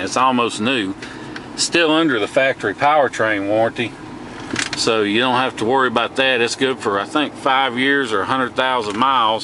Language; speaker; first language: English; native; English